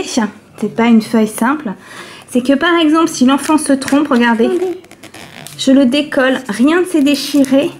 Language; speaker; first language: French; native; French